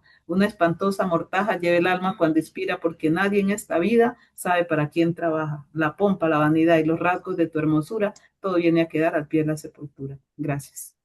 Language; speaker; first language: Spanish; native; Spanish